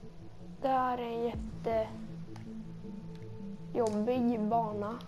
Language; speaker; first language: Swedish; native; Swedish